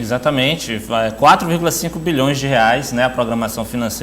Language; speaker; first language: Portuguese; native; Portuguese